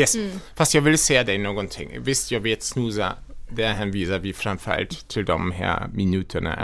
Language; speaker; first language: Swedish; non-native, fluent; German